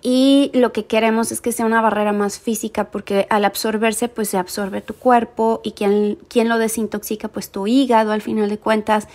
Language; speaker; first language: Spanish; native; Spanish